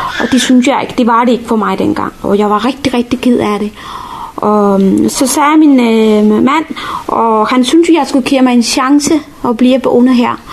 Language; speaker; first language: Danish; non-native, fluent; Tamil